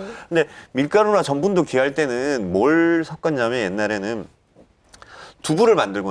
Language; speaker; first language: Korean; native; Korean